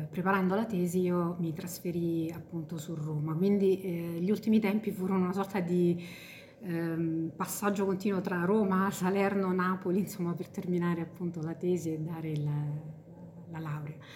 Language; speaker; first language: Italian; native; Italian